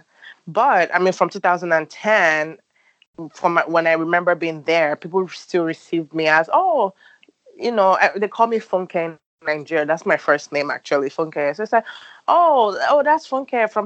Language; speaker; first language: English; non-native, local second language; Yoruba